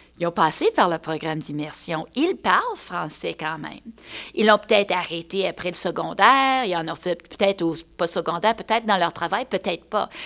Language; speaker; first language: French; native; French